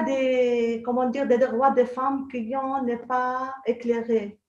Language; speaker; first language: French; non-native, local second language; Arabic